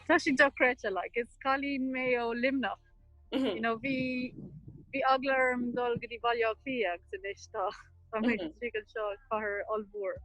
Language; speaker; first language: Irish; non-native, local second language; English